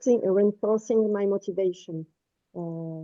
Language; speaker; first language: English; non-native, fluent; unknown